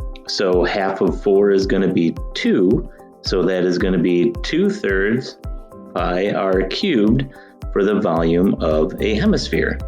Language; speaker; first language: English; native; English